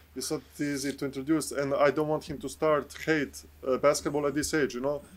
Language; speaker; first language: English; non-native, fluent; Bosnian